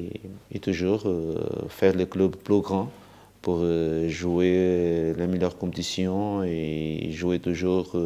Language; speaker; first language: French; non-native, fluent; Portuguese